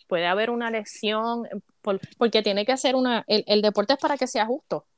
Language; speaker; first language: Spanish; native; Spanish